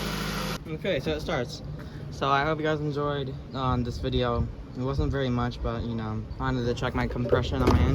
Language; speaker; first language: English; native; English